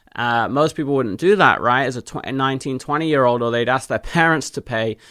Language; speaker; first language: English; native; English